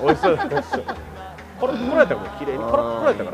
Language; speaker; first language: Japanese; native; Japanese